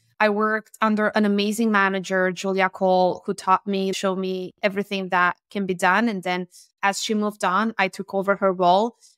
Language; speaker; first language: English; non-native, fluent; Romanian